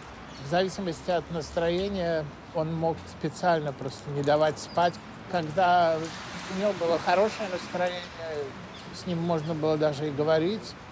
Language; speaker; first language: Russian; native; Russian